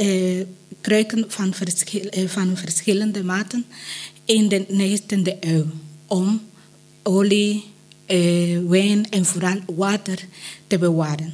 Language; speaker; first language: Dutch; non-native, learner; Spanish